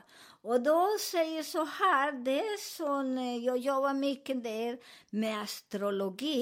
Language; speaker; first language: Swedish; non-native, learner; Spanish